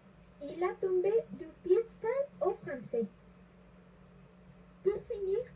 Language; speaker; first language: French; non-native, learner; Spanish